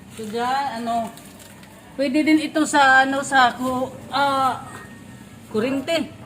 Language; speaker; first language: Filipino; non-native, local second language; Cebuano